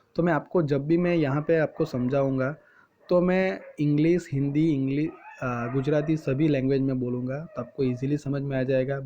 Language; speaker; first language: Hindi; non-native, local second language; Gujarati